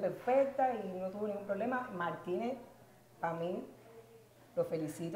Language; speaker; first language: Spanish; native; Spanish